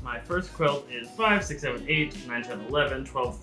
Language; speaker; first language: English; native; English